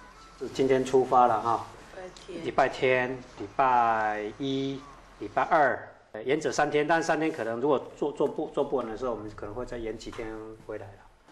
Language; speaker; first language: Chinese; native; Chinese